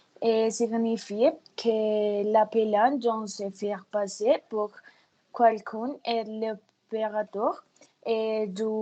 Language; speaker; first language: French; non-native, learner; Spanish